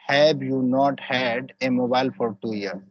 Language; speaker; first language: English; non-native, learner; Hindi